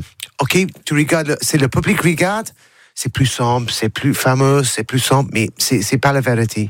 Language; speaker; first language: French; non-native, learner; English